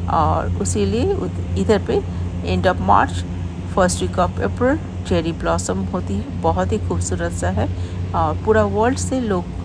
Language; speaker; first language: Hindi; non-native, local second language; Bangla